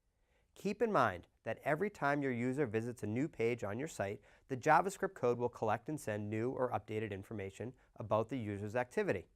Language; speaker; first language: English; native; English